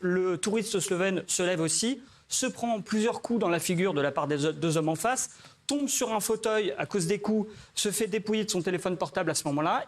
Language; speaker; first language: French; native; French